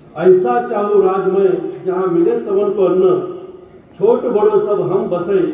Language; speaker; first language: Hindi; non-native, local second language; Marathi